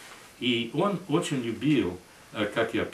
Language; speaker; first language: Russian; non-native, fluent; English